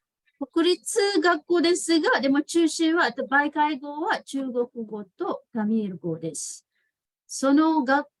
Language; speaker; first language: Japanese; non-native, fluent; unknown